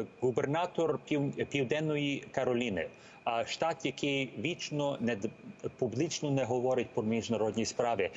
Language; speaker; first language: Ukrainian; early bilingual, heritage; Ukrainian